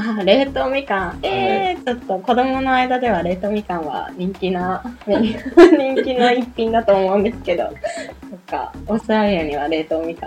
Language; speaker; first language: Japanese; native; Japanese